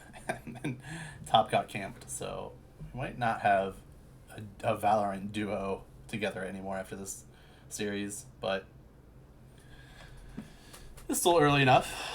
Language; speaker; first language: English; native; English